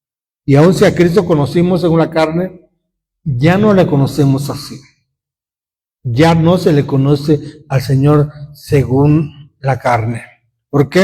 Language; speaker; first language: Spanish; native; Spanish